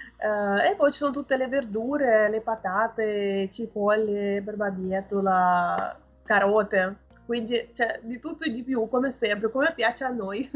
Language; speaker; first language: Italian; non-native, fluent; Russian